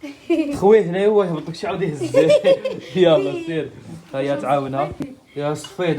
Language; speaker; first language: Arabic; native; Arabic